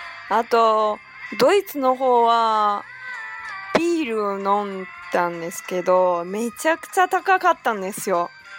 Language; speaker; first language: Japanese; non-native, fluent; Chinese